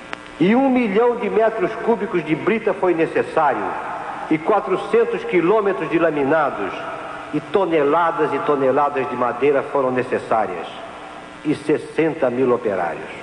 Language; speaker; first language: Portuguese; native; Portuguese